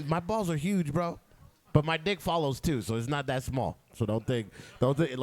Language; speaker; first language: English; native; English